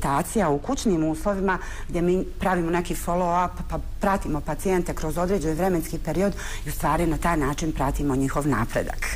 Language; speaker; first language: Bosnian; native; Bosnian